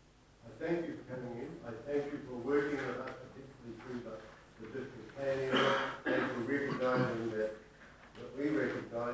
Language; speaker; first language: English; native; English